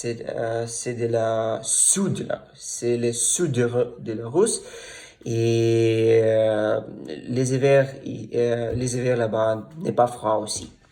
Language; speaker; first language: French; non-native, learner; Russian